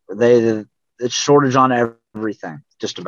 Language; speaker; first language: English; native; English